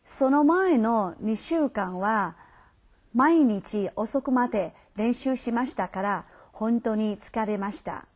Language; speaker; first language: Japanese; non-native, fluent; Chinese